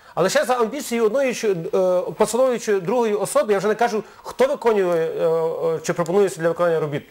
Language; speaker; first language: Ukrainian; native; Ukrainian